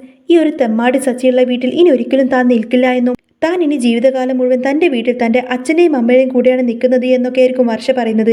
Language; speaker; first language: Malayalam; native; Malayalam